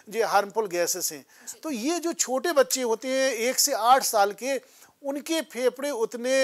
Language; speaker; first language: Hindi; native; Hindi